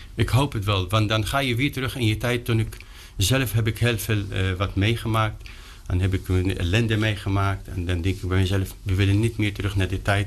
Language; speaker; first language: Dutch; non-native, fluent; Arabic